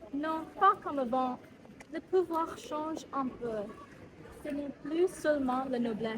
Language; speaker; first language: French; non-native, learner; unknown